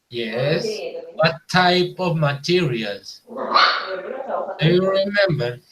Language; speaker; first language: English; non-native, learner; Spanish